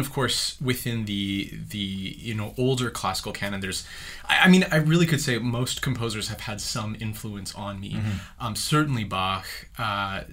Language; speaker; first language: English; native; English